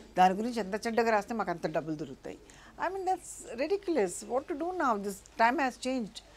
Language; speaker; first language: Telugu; non-native, local second language; Urdu